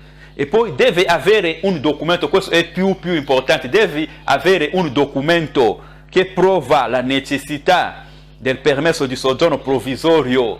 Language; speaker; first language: Italian; non-native, fluent; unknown